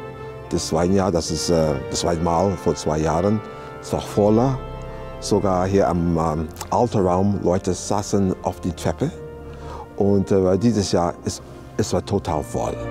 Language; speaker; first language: German; non-native, fluent; English